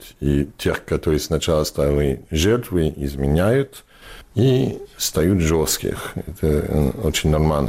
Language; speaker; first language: Russian; non-native, fluent; English